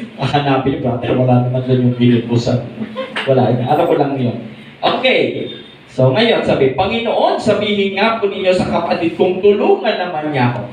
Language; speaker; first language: Filipino; non-native, local second language; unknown